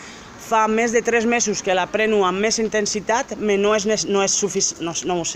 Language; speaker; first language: Catalan; non-native, fluent; French